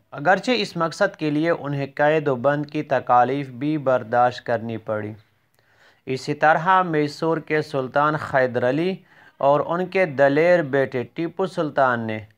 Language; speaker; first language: Urdu; non-native, local second language; Pashto